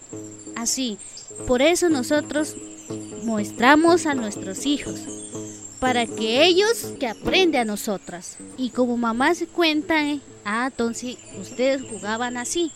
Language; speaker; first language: Spanish; non-native, local second language; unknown